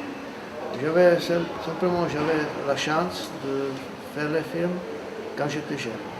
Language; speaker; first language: French; non-native, fluent; Czech